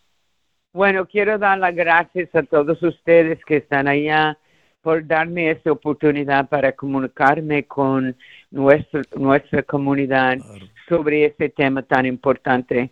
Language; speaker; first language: Spanish; early bilingual, heritage; Spanish